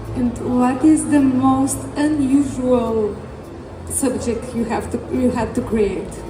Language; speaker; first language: English; non-native, fluent; Bulgarian